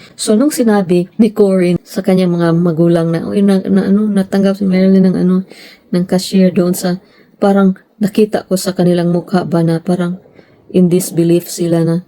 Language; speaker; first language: Filipino; non-native, local second language; Cebuano